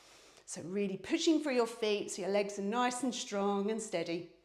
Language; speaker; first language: English; native; English